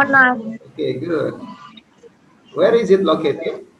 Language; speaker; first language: English; non-native, fluent; Indonesian